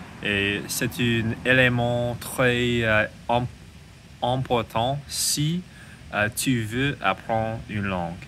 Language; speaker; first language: French; non-native, learner; English